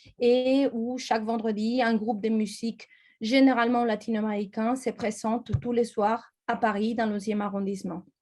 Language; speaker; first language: French; non-native, fluent; Spanish